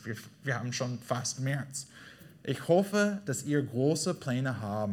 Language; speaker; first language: German; non-native, fluent; English